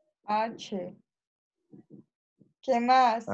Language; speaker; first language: Spanish; native; Spanish